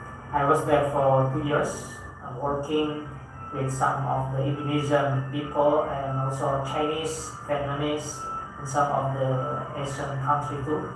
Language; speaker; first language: English; non-native, fluent; Indonesian